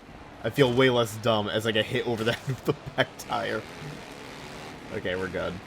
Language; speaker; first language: English; native; English